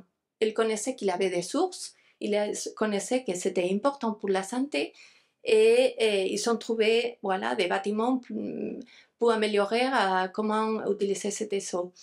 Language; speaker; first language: French; non-native, fluent; Spanish